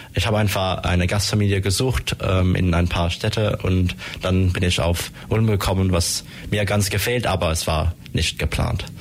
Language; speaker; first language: German; non-native, fluent; French